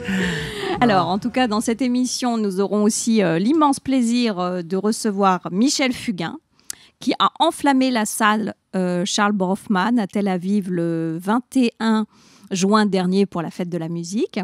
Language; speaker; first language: French; native; French